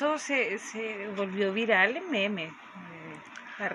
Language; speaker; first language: Portuguese; non-native, fluent; Spanish